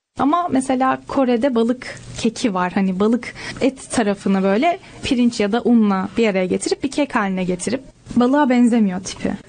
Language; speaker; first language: Turkish; native; Turkish